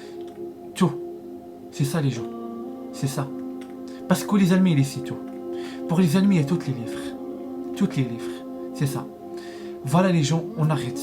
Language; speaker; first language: French; non-native, learner; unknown